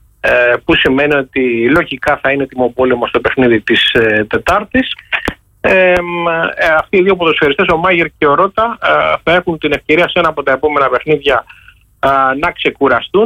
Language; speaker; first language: Greek; native; Greek